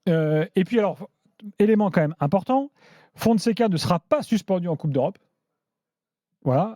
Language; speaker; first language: French; native; French